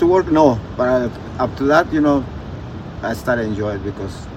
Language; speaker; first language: English; non-native, learner; Spanish